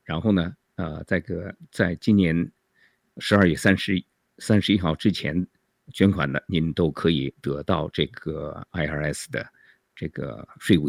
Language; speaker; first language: Chinese; native; Chinese